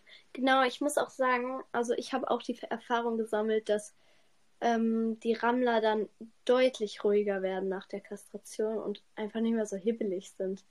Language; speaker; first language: German; native; German